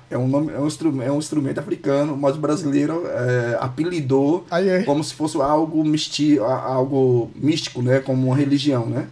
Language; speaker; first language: Portuguese; native; Portuguese